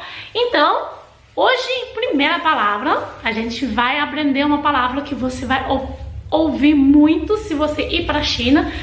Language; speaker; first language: Portuguese; non-native, fluent; Chinese